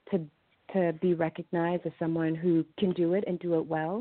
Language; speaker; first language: English; native; English